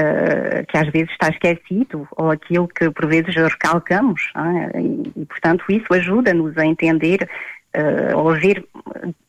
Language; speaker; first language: Portuguese; native; Portuguese